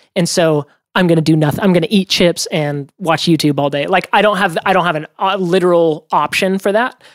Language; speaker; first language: English; native; English